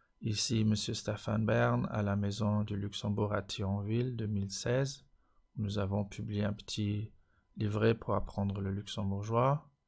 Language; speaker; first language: French; non-native, local second language; Luxembourgish